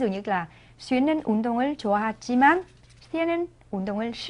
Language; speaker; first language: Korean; non-native, fluent; Vietnamese